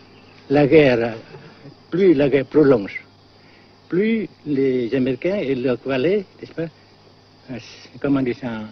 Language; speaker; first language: French; non-native, fluent; Vietnamese